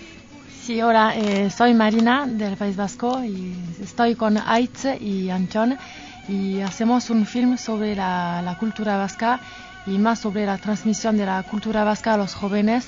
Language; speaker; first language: Spanish; non-native, fluent; French